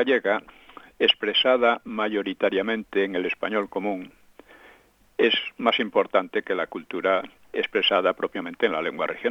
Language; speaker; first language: Spanish; non-native, local second language; Galician